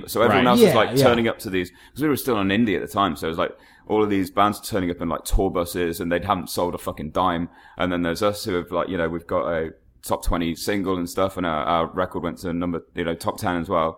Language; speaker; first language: English; native; English